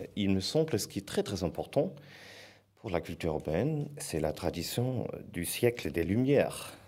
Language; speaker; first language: French; non-native, fluent; German